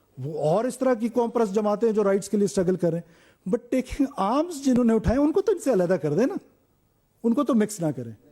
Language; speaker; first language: Urdu; non-native, local second language; Baluchi